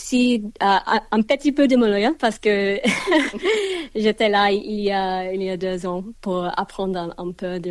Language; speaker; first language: French; non-native, learner; English